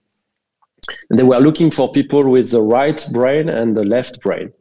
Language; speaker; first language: English; non-native, fluent; French